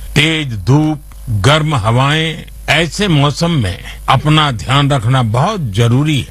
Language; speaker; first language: Hindi; non-native, local second language; Gujarati